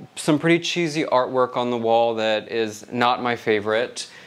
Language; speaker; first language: English; native; English